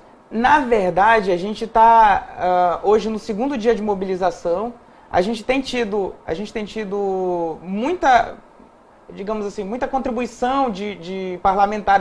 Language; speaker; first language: Portuguese; native; Portuguese